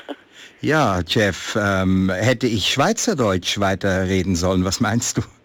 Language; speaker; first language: German; native; German